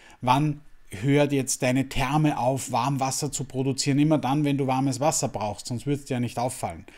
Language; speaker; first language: German; native; German